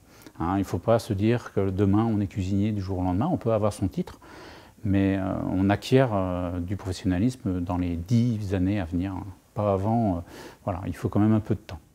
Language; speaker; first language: French; native; French